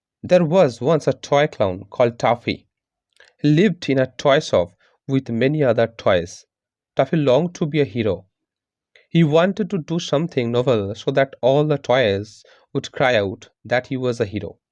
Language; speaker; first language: English; non-native, local second language; Bangla